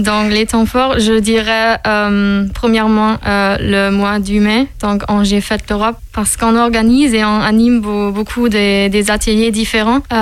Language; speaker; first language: French; non-native, fluent; German